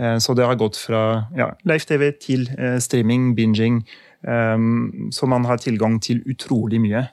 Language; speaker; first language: Norwegian; non-native, fluent; French